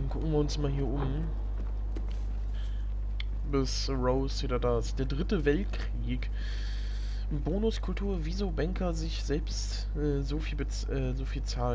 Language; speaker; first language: German; native; German